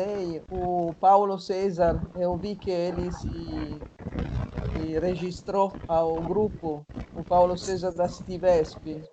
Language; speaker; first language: Portuguese; non-native, fluent; Italian